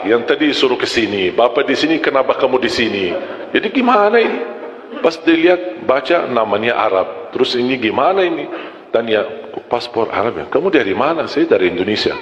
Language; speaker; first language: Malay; non-native, fluent; Arabic